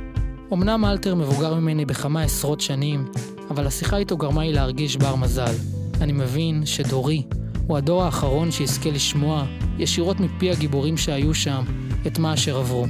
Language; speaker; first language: Hebrew; native; Hebrew